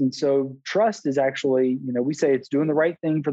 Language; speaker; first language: English; native; English